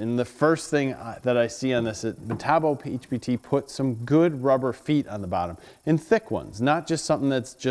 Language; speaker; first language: English; native; English